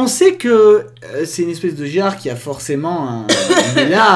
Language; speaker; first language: French; native; French